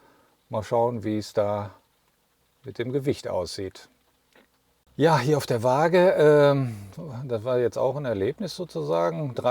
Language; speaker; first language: German; native; German